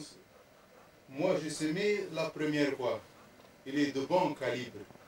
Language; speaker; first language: French; non-native, local second language; Arabic